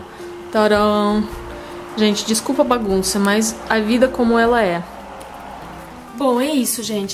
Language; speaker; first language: Portuguese; non-native, fluent; Russian